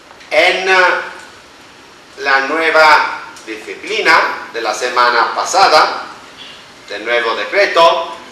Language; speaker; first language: Spanish; non-native, fluent; Italian